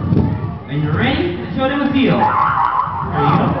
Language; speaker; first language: English; non-native, local second language; Filipino